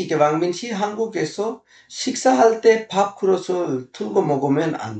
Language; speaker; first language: Korean; non-native, fluent; Urdu